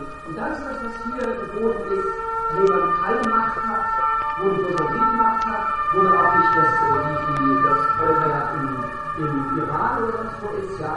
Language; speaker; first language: German; native; German